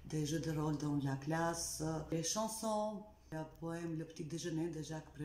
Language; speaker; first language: French; non-native, fluent; Albanian